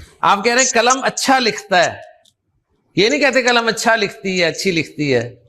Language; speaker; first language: Urdu; native; Urdu